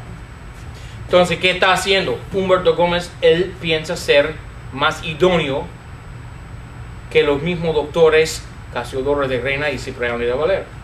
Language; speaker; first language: Spanish; non-native, fluent; English